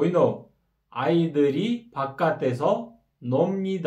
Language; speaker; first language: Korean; non-native, fluent; Kyrgyz